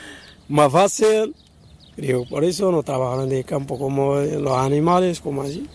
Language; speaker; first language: Spanish; non-native, learner; Arabic